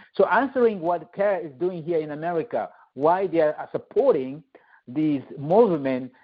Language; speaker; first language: English; non-native, fluent; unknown